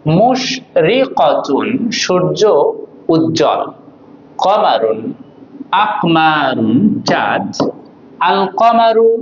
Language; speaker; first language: Bangla; native; Bangla